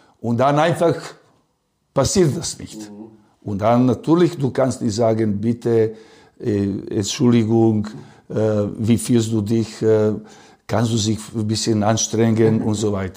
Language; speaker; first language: German; non-native, learner; Serbian